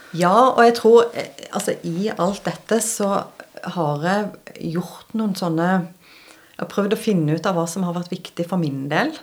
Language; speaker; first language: Norwegian; native; Norwegian